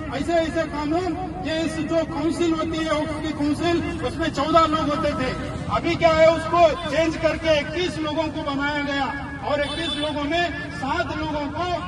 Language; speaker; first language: Urdu; native; Urdu